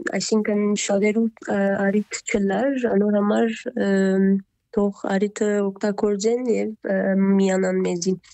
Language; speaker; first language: Armenian; early bilingual, heritage; Armenian